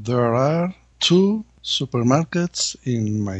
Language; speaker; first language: English; non-native, learner; Spanish